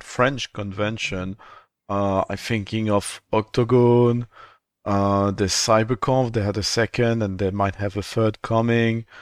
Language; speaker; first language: English; non-native, fluent; French